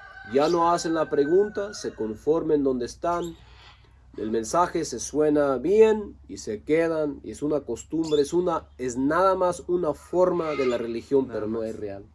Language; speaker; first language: Spanish; non-native, local second language; Low German